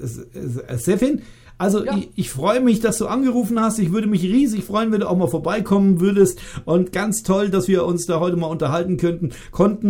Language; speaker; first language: German; native; German